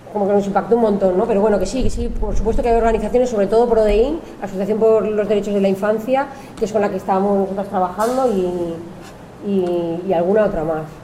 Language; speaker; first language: Spanish; native; Spanish